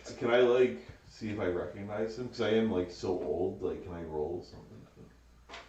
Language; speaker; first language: English; native; English